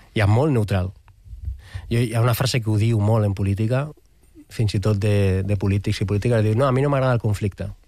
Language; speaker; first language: Catalan; non-native, local second language; Spanish